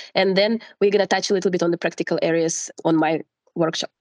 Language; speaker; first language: English; non-native, fluent; Russian